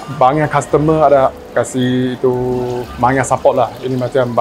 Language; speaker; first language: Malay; non-native, local second language; Chinese